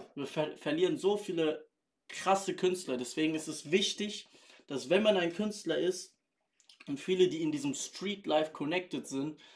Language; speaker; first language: German; native; German